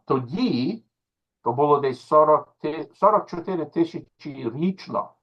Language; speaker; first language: Ukrainian; early bilingual, other home language; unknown